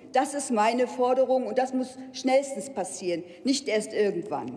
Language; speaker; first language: German; native; German